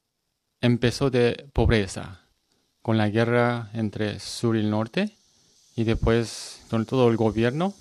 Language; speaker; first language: Spanish; non-native, learner; Korean